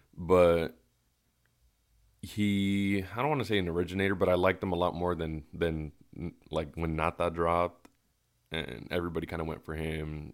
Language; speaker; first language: English; early bilingual, other home language; Spanish